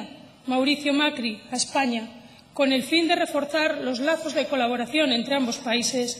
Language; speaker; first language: Spanish; native; Spanish